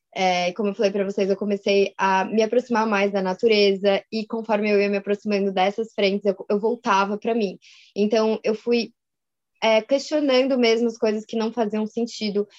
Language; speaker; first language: Portuguese; native; Portuguese